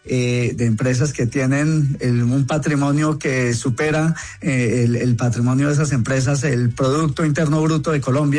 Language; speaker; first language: Spanish; native; Spanish